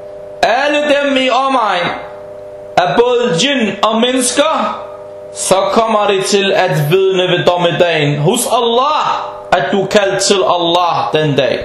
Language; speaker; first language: Danish; early bilingual, heritage; Danish